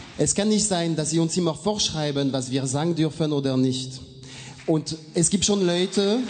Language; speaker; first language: German; non-native, fluent; French